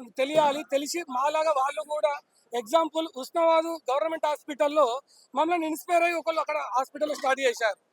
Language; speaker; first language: Telugu; native; Telugu